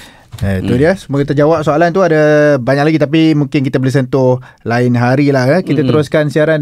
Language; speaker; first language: Malay; native; Malay